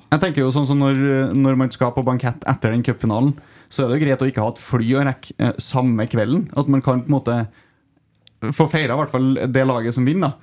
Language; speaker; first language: Norwegian; native; Norwegian